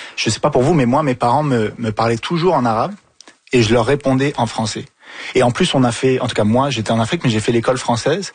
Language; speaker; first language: French; early bilingual, other home language; Arabic